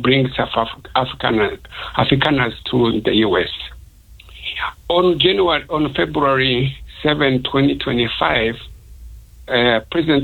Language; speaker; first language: English; non-native, local second language; Kinyarwanda